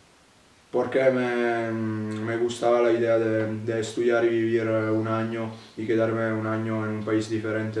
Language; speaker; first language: Spanish; non-native, learner; Italian